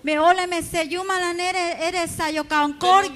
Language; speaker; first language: Finnish; non-native, fluent; Spanish